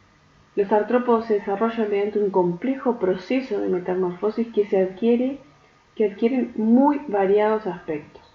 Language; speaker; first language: Spanish; native; Spanish